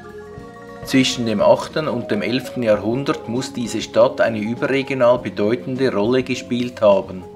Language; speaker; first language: German; native; German